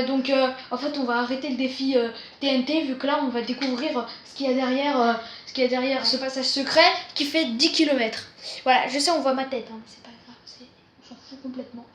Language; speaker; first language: French; native; French